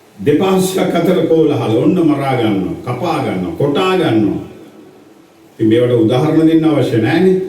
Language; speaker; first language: Sinhala; native; Sinhala